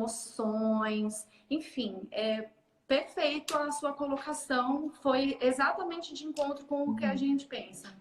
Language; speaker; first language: Portuguese; native; Portuguese